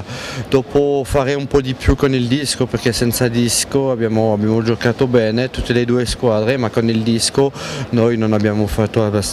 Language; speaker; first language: Italian; non-native, local second language; French